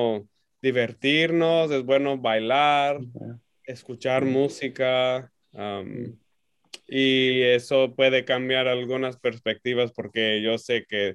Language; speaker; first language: Spanish; non-native, fluent; English